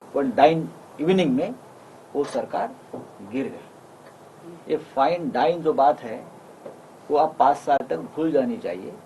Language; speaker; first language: Hindi; non-native, local second language; Marathi